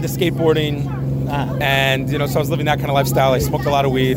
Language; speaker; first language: English; native; English